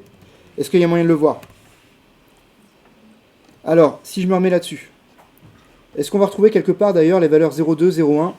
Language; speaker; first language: French; native; French